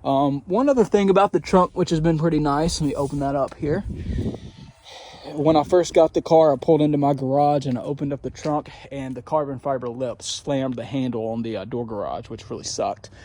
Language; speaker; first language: English; native; English